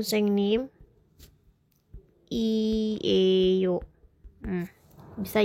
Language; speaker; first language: Korean; non-native, fluent; Indonesian